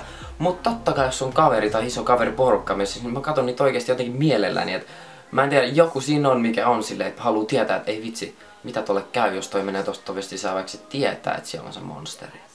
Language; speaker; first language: Finnish; native; Finnish